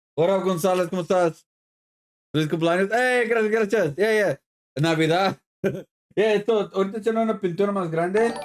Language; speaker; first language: Spanish; early bilingual, heritage; Spanish